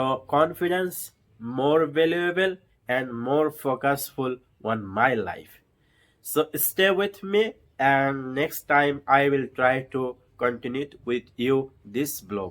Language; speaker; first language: English; non-native, learner; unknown